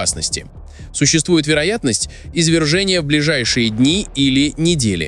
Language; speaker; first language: Russian; native; Russian